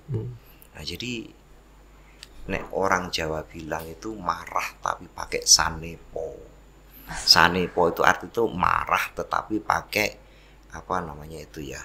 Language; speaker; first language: Indonesian; non-native, local second language; Javanese